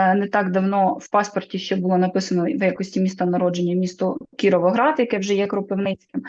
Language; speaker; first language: Ukrainian; native; Ukrainian